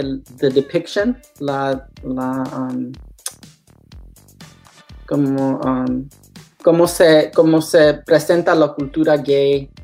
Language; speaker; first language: Spanish; non-native, learner; English